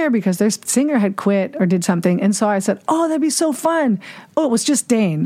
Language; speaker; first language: English; non-native, fluent; German